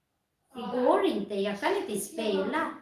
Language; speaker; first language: Swedish; non-native, fluent; Filipino